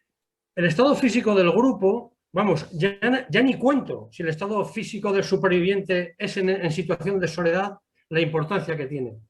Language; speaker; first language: Spanish; native; Spanish